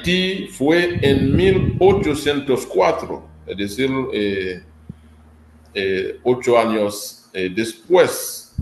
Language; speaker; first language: Spanish; non-native, fluent; Haitian Creole